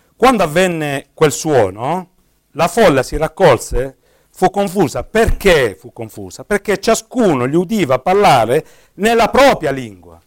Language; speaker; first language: Italian; native; Italian